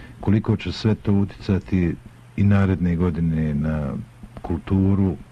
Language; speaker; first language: Serbian; native; Serbian